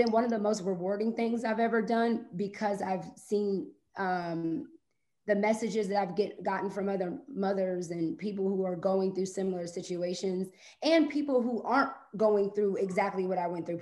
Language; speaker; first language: English; native; English